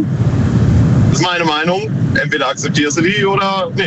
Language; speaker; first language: German; native; German